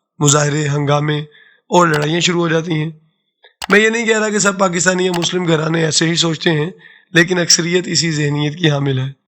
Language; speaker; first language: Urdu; non-native, local second language; Saraiki